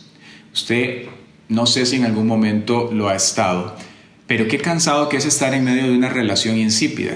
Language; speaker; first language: Spanish; native; Spanish